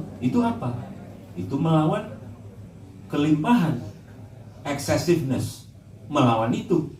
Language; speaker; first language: Indonesian; non-native, local second language; Javanese